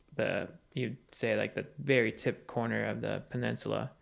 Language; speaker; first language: English; native; English